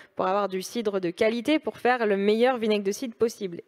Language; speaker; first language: French; native; French